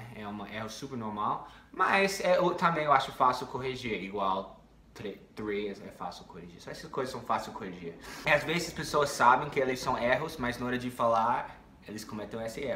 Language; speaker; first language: Portuguese; non-native, fluent; English